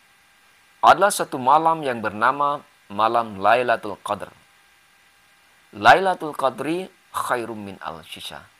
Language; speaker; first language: Indonesian; native; Indonesian